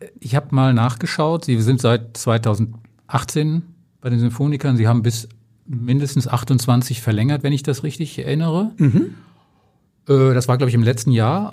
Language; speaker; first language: German; native; German